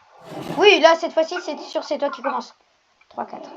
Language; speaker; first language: French; native; French